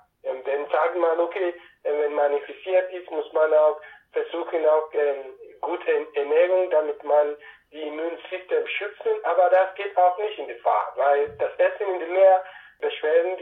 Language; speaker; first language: German; non-native, fluent; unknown